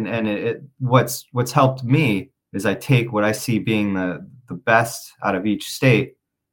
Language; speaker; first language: English; native; English